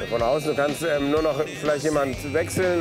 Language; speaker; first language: German; native; German